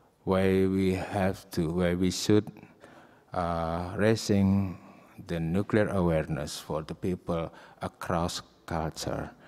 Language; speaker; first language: English; non-native, learner; Indonesian